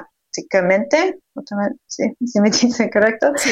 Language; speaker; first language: Spanish; non-native, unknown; English